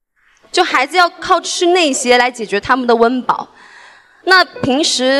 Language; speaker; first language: Chinese; native; Chinese